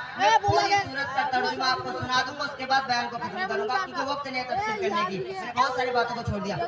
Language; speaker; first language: Urdu; non-native, local second language; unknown